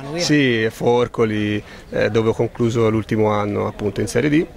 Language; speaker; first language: Italian; native; Italian